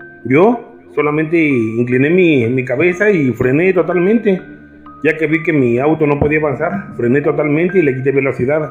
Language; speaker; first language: Spanish; native; Spanish